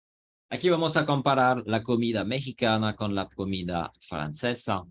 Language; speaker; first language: Spanish; non-native, fluent; French